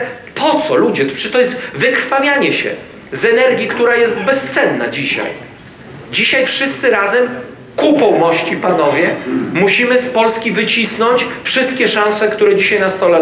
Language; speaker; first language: Polish; native; Polish